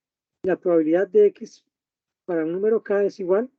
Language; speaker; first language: Spanish; native; Spanish